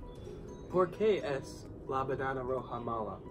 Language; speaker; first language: Spanish; non-native, learner; English